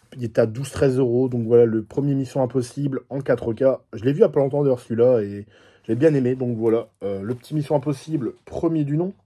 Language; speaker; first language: French; native; French